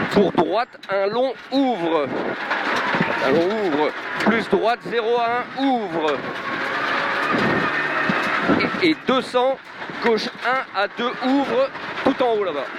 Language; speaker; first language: French; native; French